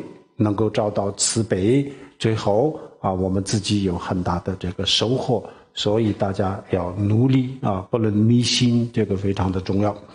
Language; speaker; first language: Chinese; non-native, local second language; Tibetan